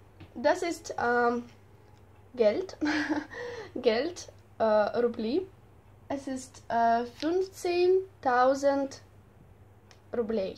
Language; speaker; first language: German; non-native, learner; Russian